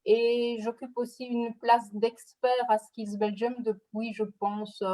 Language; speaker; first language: French; native; French